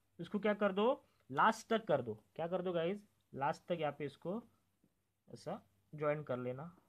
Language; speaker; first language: Hindi; non-native, local second language; Marathi